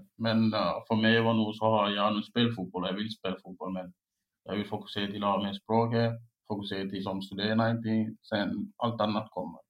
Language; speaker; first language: Swedish; non-native, fluent; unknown